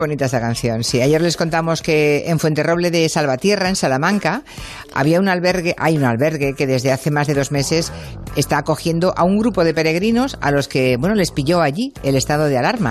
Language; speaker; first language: Spanish; native; Spanish